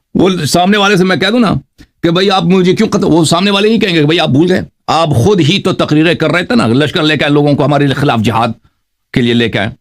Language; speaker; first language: Urdu; non-native, fluent; Persian